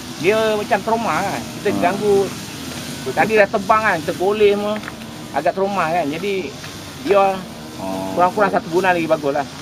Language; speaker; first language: Malay; native; Malay